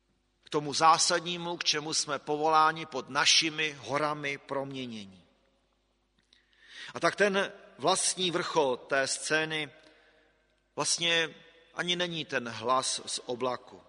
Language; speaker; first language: Czech; native; Czech